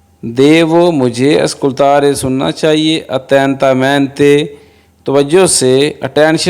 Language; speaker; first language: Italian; non-native, fluent; Urdu